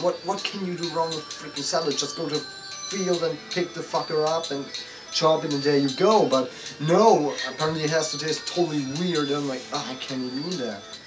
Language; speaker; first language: English; non-native, fluent; German